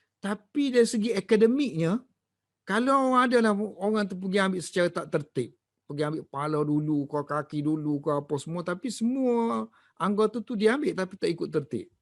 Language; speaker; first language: Malay; native; Malay